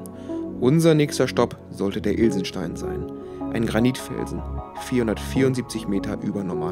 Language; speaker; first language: German; native; German